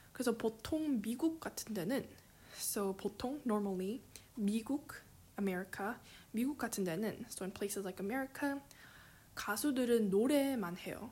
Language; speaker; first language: Korean; early bilingual, heritage; English